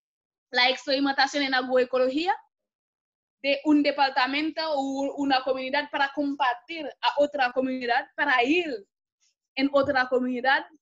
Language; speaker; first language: Spanish; non-native, fluent; Haitian Creole